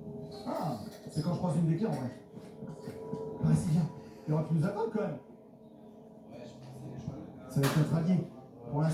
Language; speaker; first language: French; native; French